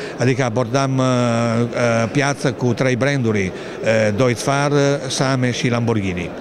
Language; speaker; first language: Romanian; non-native, fluent; Italian